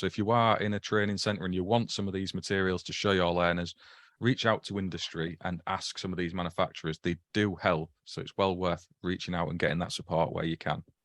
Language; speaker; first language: English; native; English